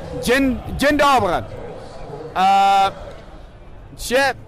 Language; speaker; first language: Polish; non-native, learner; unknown